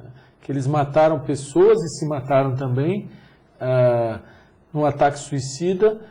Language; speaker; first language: Portuguese; native; Portuguese